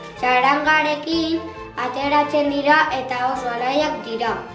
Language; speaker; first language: Basque; non-native, local second language; Spanish